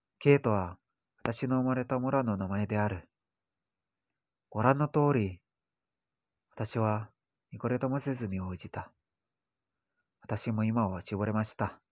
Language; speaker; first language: Japanese; non-native, learner; Indonesian